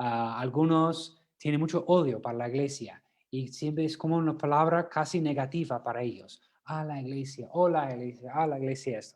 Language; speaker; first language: Spanish; non-native, fluent; English